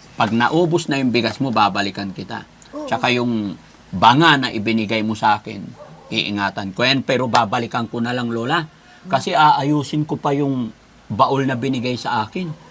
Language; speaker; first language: Filipino; non-native, local second language; Pangasinan